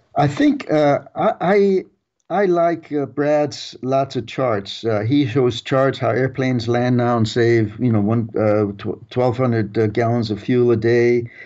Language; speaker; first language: English; early bilingual, other home language; German